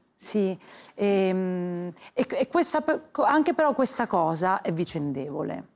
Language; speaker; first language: Italian; native; Italian